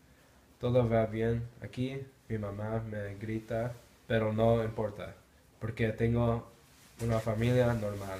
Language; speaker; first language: Spanish; non-native, learner; English